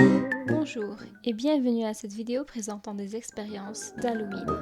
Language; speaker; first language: French; native; French